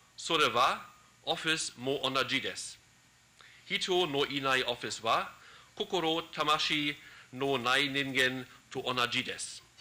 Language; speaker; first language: Japanese; non-native, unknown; German